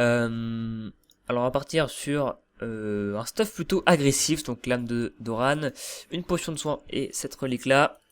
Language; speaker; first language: French; native; French